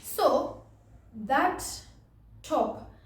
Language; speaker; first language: English; non-native, local second language; Swahili